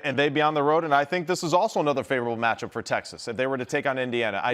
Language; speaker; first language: English; native; English